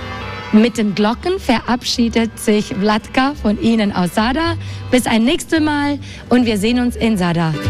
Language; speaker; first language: German; non-native, fluent; Croatian